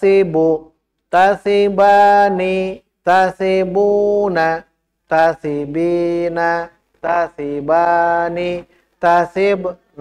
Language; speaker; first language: Arabic; non-native, fluent; Indonesian